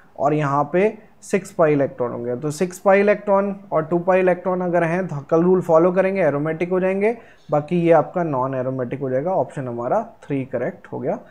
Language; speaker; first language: Hindi; native; Hindi